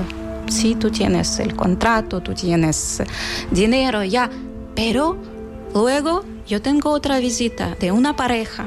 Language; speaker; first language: Spanish; non-native, fluent; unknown